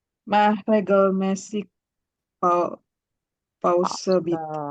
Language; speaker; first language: German; non-native, learner; Indonesian